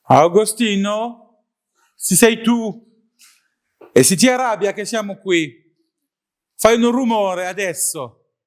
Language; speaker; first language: Italian; non-native, learner; French